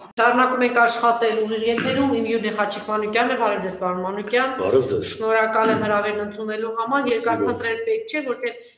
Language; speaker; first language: Armenian; native; Armenian